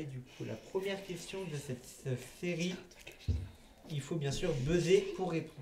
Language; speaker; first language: French; native; French